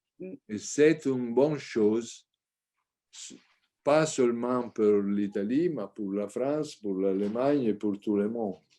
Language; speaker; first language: French; non-native, learner; Italian